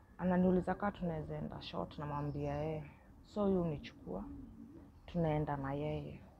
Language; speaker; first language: Swahili; native; Swahili